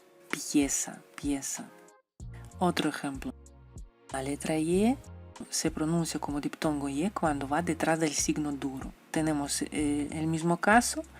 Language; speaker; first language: Spanish; non-native, fluent; Russian